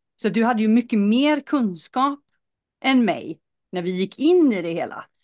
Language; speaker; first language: Swedish; native; Swedish